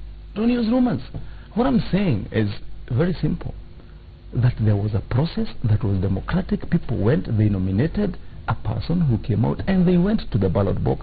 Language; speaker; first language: English; non-native, local second language; Kikuyu